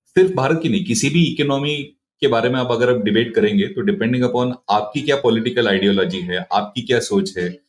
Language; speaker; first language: Hindi; non-native, local second language; Marathi